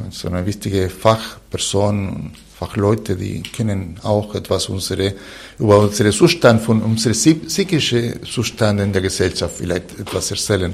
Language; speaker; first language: German; non-native, fluent; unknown